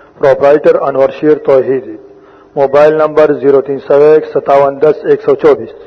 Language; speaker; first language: Urdu; non-native, local second language; Pashto